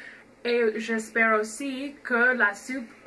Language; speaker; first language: French; non-native, fluent; English